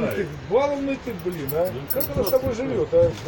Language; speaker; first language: Russian; native; Russian